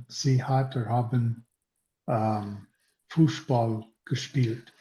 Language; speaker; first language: German; non-native, learner; English